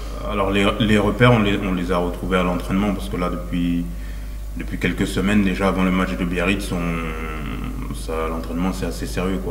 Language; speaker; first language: French; native; French